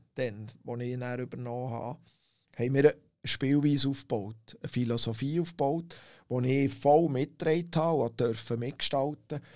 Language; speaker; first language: German; native; German